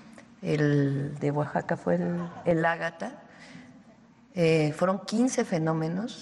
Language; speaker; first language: Spanish; native; Spanish